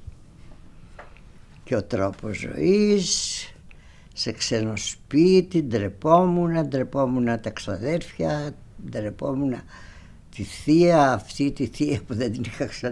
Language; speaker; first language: Greek; native; Greek